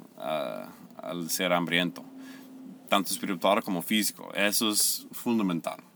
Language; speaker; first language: Spanish; non-native, fluent; English